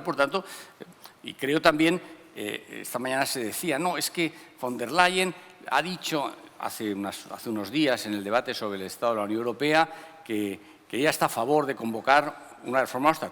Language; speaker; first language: Spanish; native; Spanish